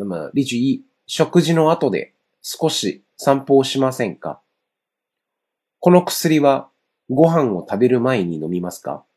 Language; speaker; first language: Japanese; non-native, fluent; Chinese